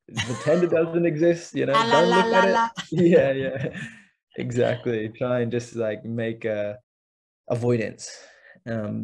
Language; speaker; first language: English; native; English